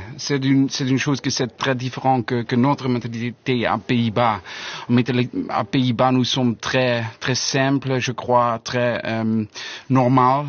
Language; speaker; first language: French; non-native, learner; Dutch